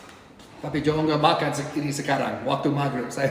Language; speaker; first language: Indonesian; non-native, fluent; English